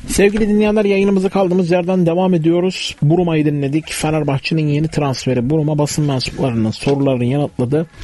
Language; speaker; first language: Turkish; native; Turkish